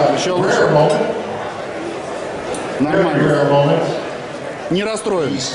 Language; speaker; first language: Russian; native; Russian